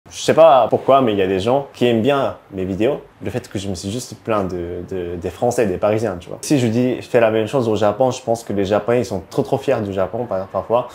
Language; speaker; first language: French; non-native, fluent; Japanese